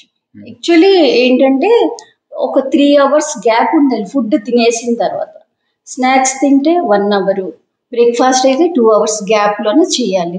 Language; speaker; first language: Telugu; native; Telugu